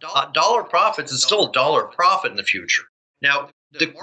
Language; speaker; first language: English; native; English